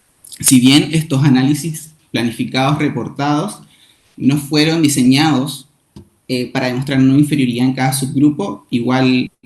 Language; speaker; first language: Spanish; native; Spanish